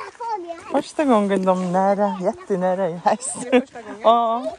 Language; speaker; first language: Swedish; non-native, learner; Mongolian